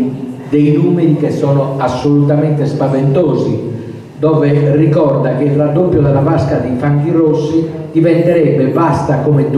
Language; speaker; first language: Italian; native; Italian